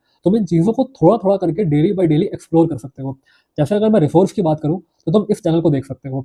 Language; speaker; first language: Hindi; native; Hindi